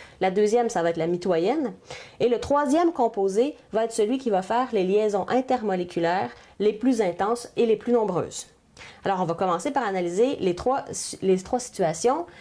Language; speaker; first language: French; native; French